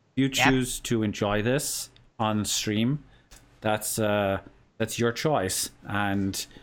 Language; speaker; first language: English; native; English